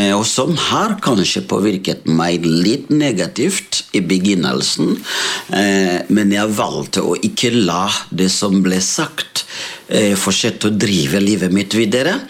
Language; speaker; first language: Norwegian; non-native, fluent; Rundi